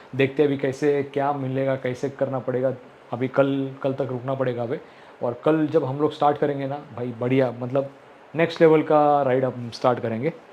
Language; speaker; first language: Hindi; non-native, local second language; Marathi